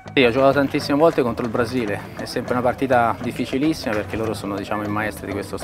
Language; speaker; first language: Italian; native; Italian